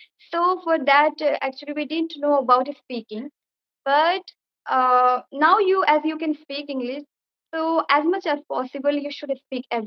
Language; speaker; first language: English; non-native, fluent; Bangla